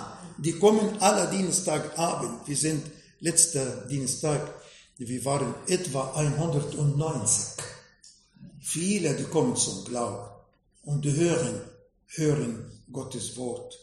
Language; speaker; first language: German; non-native, fluent; Arabic